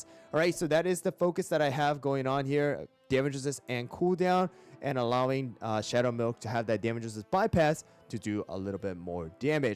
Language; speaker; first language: English; native; English